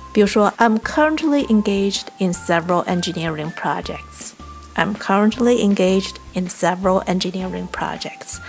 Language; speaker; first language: English; non-native, fluent; Chinese